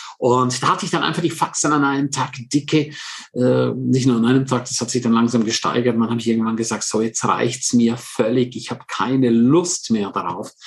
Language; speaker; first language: German; non-native, local second language; Romansh